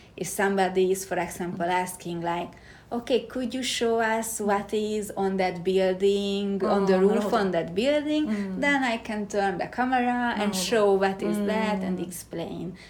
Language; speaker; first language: English; non-native, fluent; Hungarian